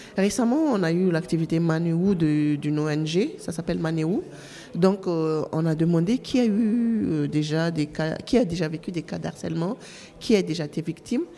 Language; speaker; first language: French; non-native, local second language; Malagasy